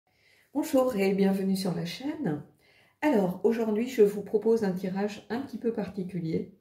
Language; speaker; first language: French; native; French